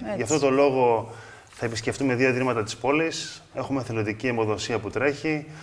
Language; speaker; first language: Greek; native; Greek